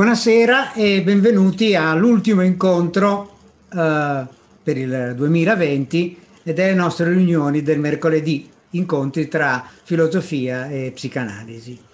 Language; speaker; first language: Italian; native; Italian